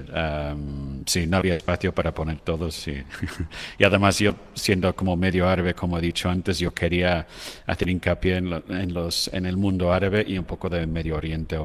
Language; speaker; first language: Spanish; non-native, fluent; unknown